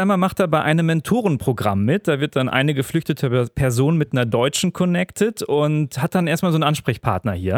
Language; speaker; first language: German; native; German